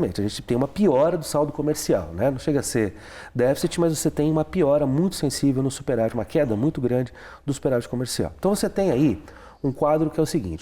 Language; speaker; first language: Portuguese; native; Portuguese